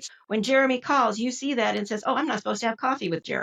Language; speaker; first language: English; native; English